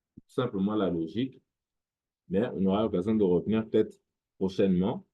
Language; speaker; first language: French; non-native, local second language; Lingala